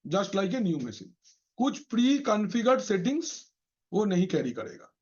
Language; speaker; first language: Hindi; non-native, local second language; Bangla